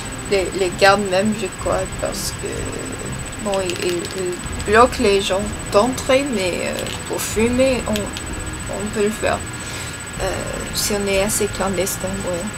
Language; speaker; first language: French; non-native, learner; English